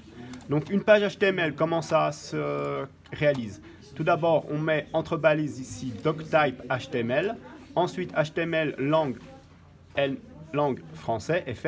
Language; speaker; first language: French; native; French